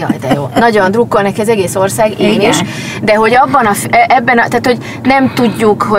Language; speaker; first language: Hungarian; native; Hungarian